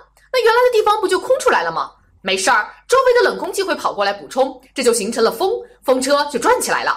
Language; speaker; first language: Chinese; native; Chinese